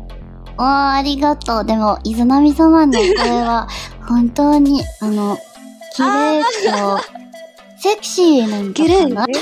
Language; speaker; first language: Japanese; non-native, learner; Cebuano